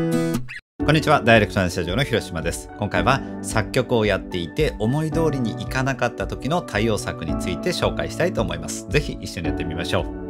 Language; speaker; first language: Japanese; native; Japanese